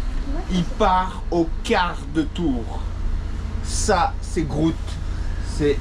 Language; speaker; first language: French; native; French